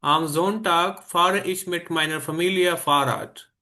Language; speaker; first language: German; non-native, fluent; Hindi